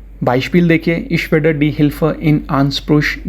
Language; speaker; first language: German; non-native, fluent; Hindi